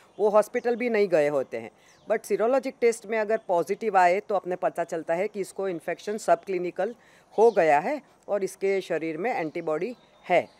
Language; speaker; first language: Hindi; non-native, local second language; Gujarati